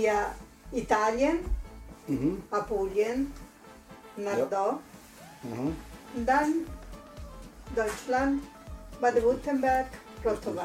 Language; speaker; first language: German; non-native, learner; Italian